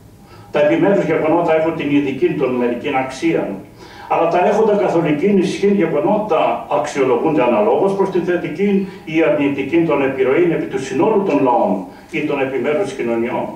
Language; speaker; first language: Greek; native; Greek